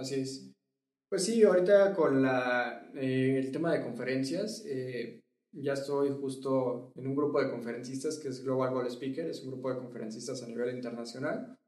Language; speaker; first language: Spanish; native; Spanish